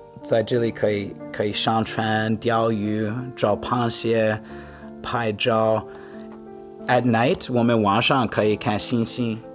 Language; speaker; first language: Chinese; non-native, fluent; English